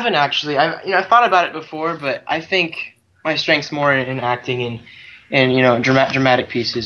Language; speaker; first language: English; native; English